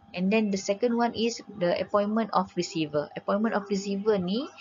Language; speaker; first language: English; non-native, local second language; Malay